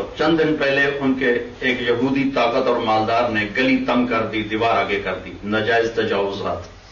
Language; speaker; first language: Urdu; non-native, local second language; Punjabi